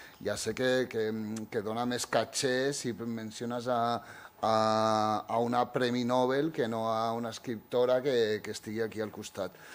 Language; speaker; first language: Catalan; early bilingual, other home language; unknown